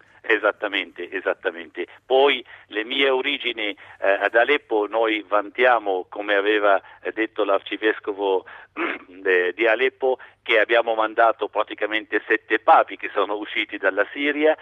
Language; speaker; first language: Italian; non-native, fluent; Arabic